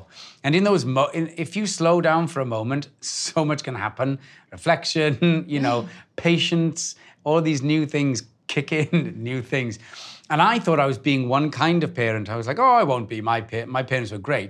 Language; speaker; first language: English; native; English